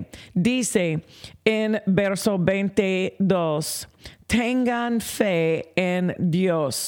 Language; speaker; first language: Spanish; non-native, fluent; English